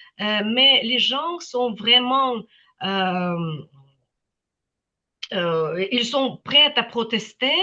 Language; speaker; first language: French; non-native, fluent; Ukrainian